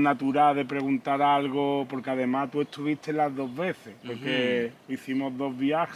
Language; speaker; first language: Spanish; native; Spanish